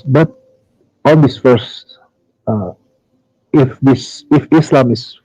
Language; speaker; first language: English; non-native, learner; Indonesian